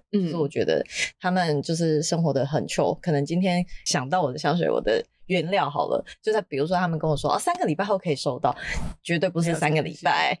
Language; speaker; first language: Chinese; native; Chinese